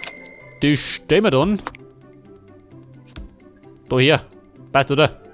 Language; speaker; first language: German; native; German